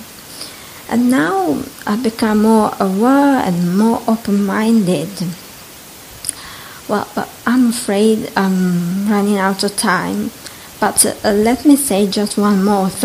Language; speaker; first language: English; non-native, fluent; Italian